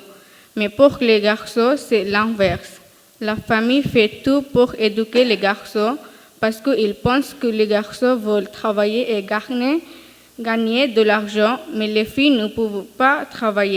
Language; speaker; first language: French; non-native, learner; Bangla